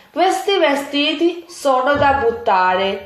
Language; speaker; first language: Italian; non-native, fluent; Urdu